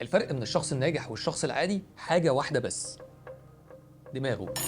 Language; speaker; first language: Arabic; native; Arabic